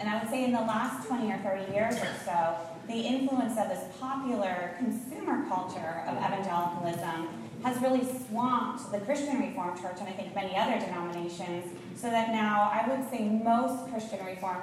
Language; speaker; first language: English; native; English